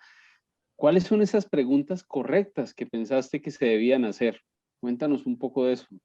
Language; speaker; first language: Spanish; native; Spanish